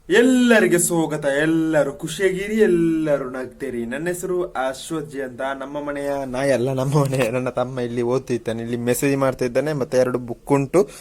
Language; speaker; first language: Kannada; native; Kannada